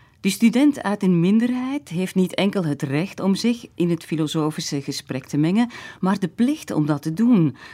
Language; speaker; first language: Dutch; native; Dutch